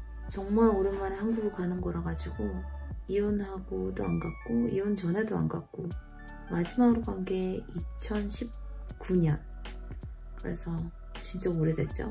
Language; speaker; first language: Korean; native; Korean